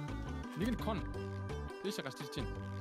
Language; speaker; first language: Mongolian; native; Mongolian